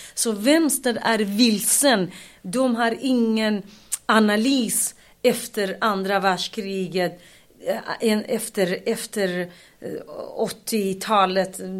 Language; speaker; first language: Swedish; non-native, fluent; Kurdish